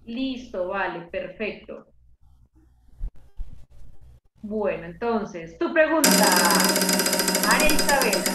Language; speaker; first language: Spanish; native; Spanish